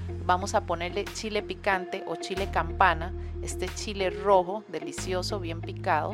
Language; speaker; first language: Spanish; native; Spanish